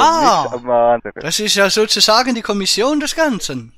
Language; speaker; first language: German; native; German